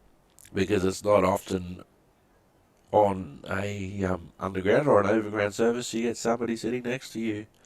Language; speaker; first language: English; native; English